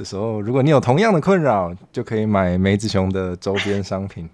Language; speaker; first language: Chinese; native; Chinese